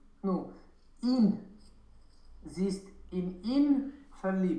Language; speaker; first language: German; non-native, learner; Romanian